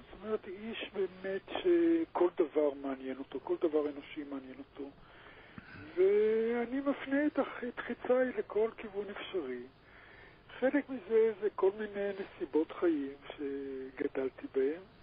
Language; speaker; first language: Hebrew; native; Hebrew